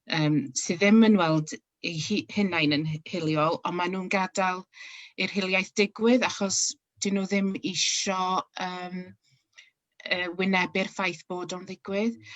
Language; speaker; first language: Welsh; non-native, local second language; English